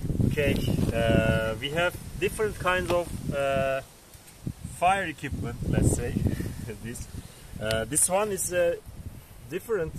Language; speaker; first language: English; non-native, learner; Turkish